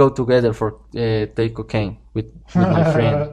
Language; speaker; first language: English; non-native, learner; Spanish